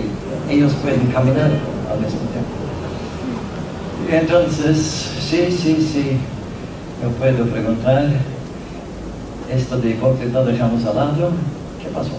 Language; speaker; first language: Spanish; non-native, fluent; Norwegian